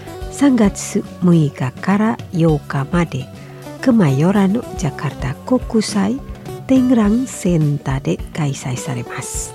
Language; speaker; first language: Japanese; non-native, fluent; Indonesian